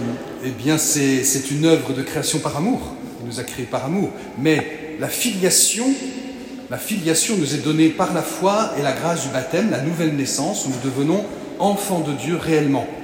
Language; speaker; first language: French; native; French